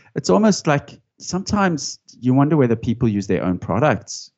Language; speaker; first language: English; native; English